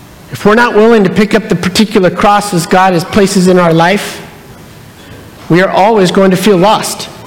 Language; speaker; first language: English; native; English